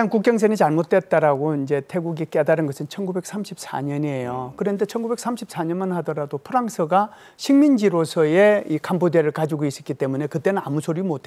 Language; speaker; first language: Korean; native; Korean